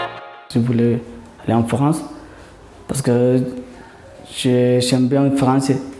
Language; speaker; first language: French; non-native, learner; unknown